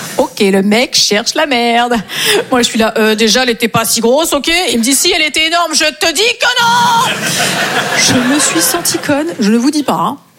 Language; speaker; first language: French; native; French